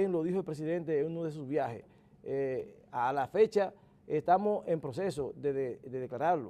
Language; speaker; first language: Spanish; native; Spanish